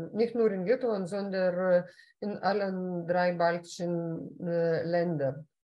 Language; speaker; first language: German; non-native, fluent; Lithuanian